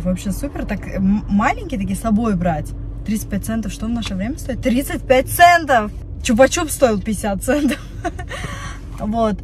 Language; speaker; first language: Russian; native; Russian